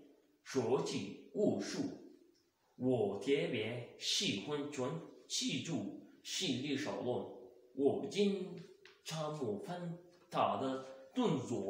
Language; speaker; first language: Chinese; non-native, learner; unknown